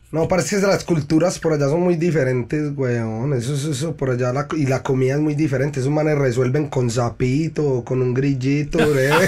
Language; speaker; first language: Spanish; native; Spanish